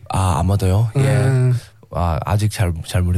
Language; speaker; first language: Korean; non-native, learner; English